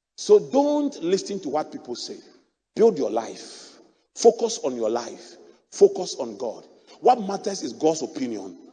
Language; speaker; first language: English; non-native, local second language; Akan